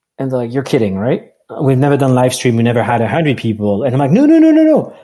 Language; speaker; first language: English; non-native, fluent; French